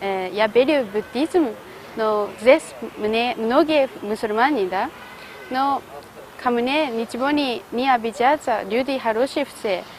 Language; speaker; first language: Russian; non-native, learner; Japanese